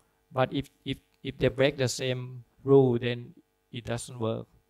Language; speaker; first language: English; non-native, fluent; Thai